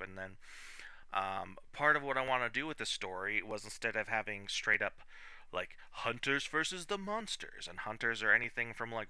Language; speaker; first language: English; native; English